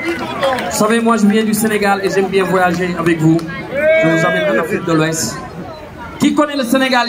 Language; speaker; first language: French; non-native, local second language; Wolof